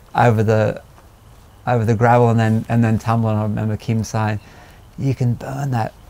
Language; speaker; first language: English; native; English